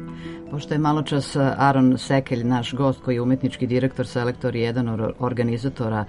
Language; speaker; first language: Serbian; native; Serbian